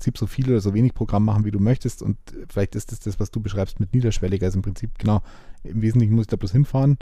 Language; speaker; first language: German; native; German